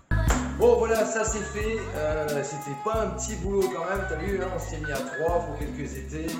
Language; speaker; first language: French; native; French